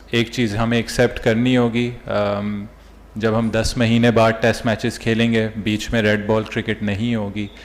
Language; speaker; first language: Urdu; native; Urdu